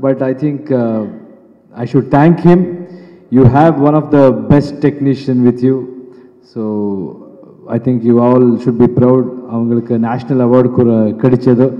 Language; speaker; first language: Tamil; non-native, learner; Kannada